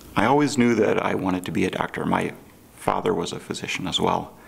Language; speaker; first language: English; native; English